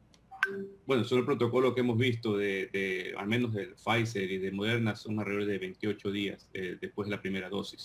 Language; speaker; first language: Spanish; native; Spanish